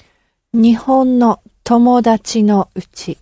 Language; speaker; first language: Japanese; non-native, learner; English